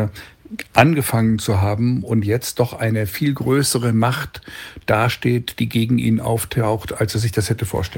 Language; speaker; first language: German; native; German